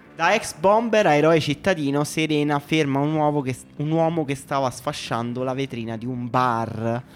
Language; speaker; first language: Italian; native; Italian